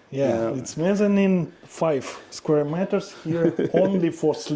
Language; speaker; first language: English; non-native, learner; Russian